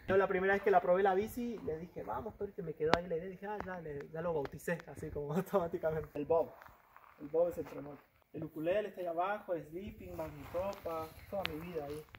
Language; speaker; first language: Spanish; native; Spanish